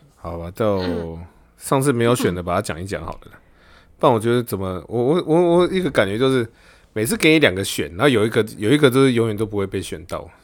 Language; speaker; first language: Chinese; native; Chinese